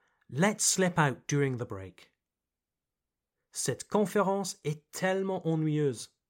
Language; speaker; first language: French; non-native, fluent; English